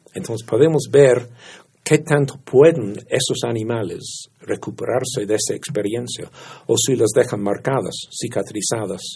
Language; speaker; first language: Spanish; non-native, fluent; English